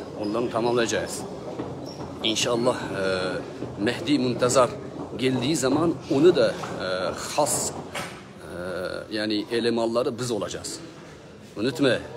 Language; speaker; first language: Turkish; non-native, learner; Uzbek